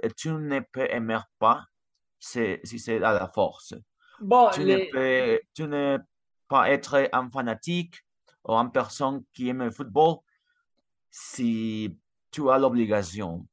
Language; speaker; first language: French; non-native, learner; Spanish